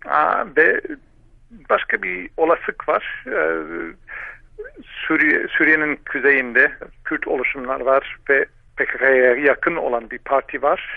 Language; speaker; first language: Turkish; non-native, fluent; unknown